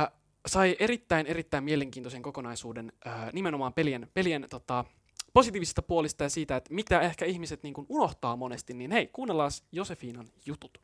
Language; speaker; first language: Finnish; native; Finnish